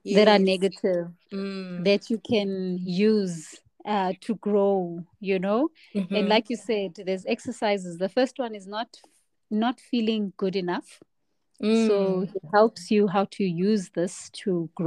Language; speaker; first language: English; non-native, local second language; Xhosa